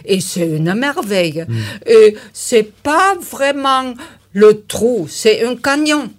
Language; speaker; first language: French; non-native, learner; German